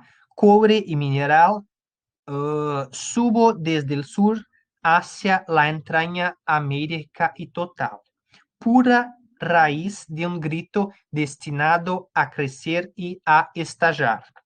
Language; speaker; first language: Spanish; non-native, fluent; Portuguese